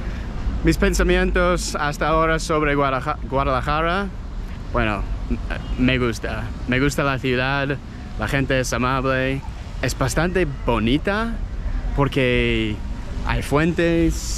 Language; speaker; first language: Spanish; non-native, fluent; English